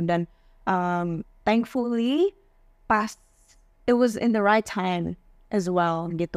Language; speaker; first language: English; non-native, fluent; Indonesian